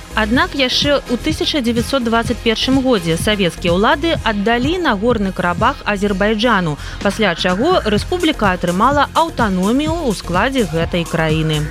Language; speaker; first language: Belarusian; native; Belarusian